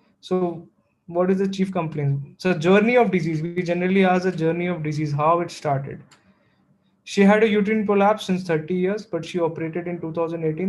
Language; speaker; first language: English; non-native, local second language; Hindi